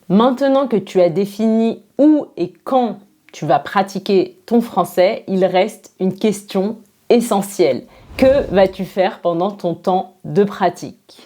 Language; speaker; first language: French; native; French